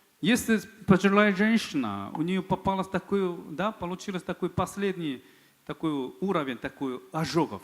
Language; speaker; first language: Russian; non-native, fluent; Korean